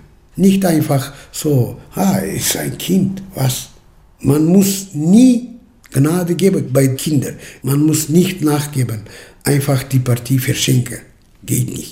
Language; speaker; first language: German; early bilingual, heritage; German